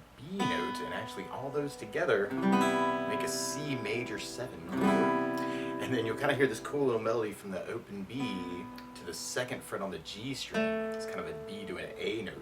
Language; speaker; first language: English; native; English